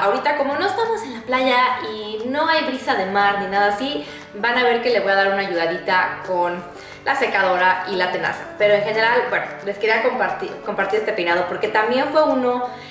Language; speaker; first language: Spanish; native; Spanish